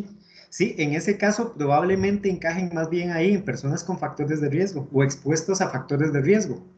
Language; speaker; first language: Spanish; native; Spanish